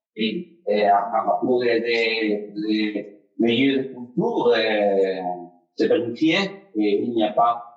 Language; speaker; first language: French; non-native, fluent; Spanish